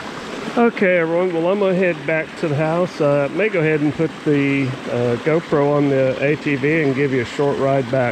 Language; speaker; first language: English; native; English